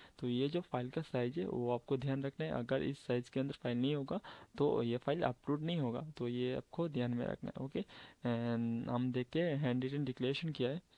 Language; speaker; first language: Hindi; non-native, local second language; Bangla